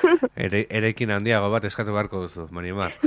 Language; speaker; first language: Basque; native; Basque